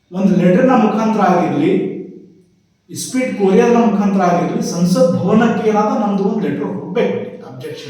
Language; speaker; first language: Kannada; non-native, local second language; Urdu